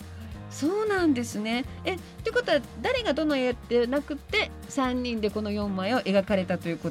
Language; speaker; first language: Japanese; native; Japanese